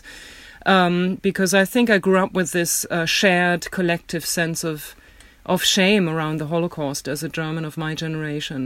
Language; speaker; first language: English; non-native, fluent; German